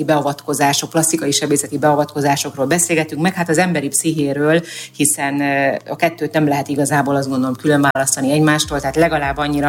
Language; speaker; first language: Hungarian; native; Hungarian